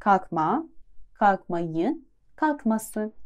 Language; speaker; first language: Turkish; non-native, fluent; Persian